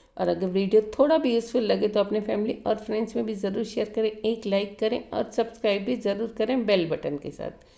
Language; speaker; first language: Hindi; native; Hindi